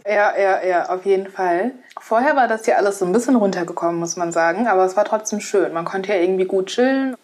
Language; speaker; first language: German; native; German